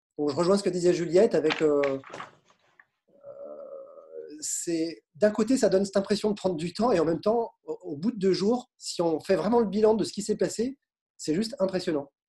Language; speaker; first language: French; native; French